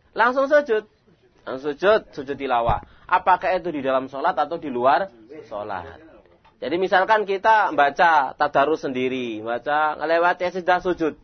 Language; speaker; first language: Indonesian; non-native, local second language; Javanese